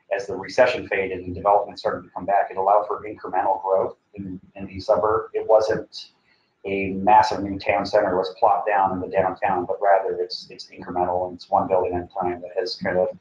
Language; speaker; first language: English; native; English